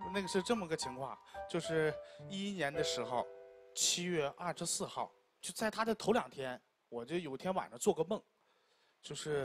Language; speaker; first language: Chinese; native; Chinese